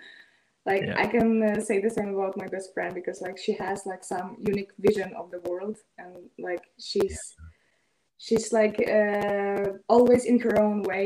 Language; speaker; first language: English; non-native, fluent; Russian